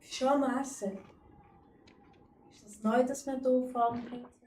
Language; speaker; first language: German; non-native, learner; Portuguese